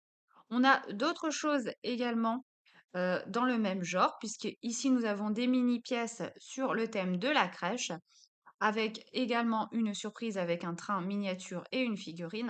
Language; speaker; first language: French; native; French